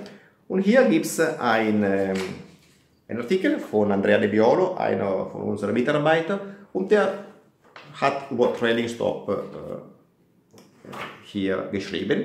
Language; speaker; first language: German; non-native, fluent; Italian